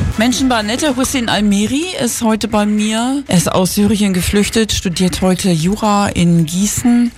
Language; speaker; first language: German; native; German